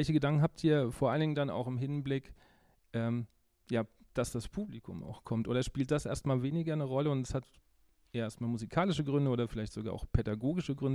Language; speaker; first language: German; native; German